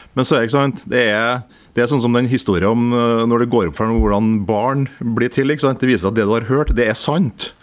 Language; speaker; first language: Norwegian; native; Norwegian